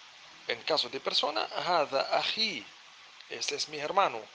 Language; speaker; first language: Spanish; non-native, fluent; Arabic